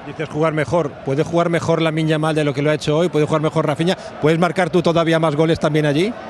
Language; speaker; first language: Spanish; native; Spanish